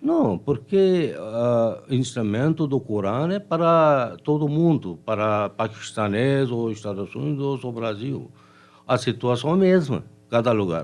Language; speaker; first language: Portuguese; non-native, fluent; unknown